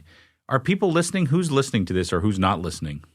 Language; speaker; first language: English; native; English